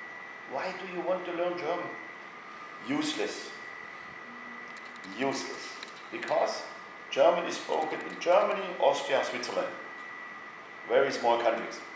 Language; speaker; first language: English; non-native, fluent; German